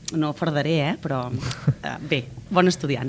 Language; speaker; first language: Catalan; native; Catalan